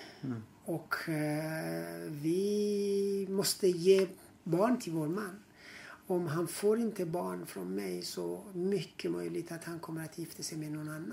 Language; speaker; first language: Swedish; non-native, fluent; Persian